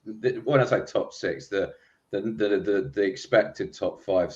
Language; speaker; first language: English; native; English